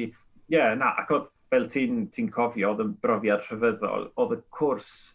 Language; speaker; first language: Welsh; non-native, fluent; Spanish